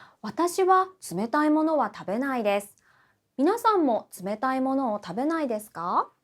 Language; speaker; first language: Japanese; non-native, fluent; Korean